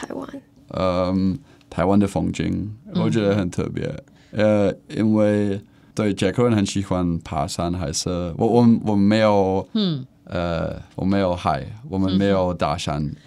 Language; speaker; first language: Chinese; non-native, learner; Czech